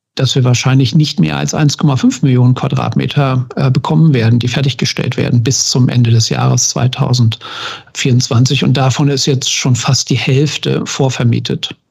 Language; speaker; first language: German; native; German